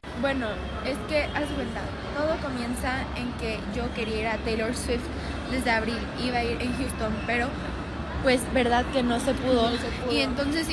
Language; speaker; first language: Spanish; native; Spanish